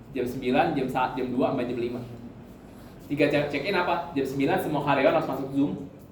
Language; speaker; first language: Indonesian; native; Indonesian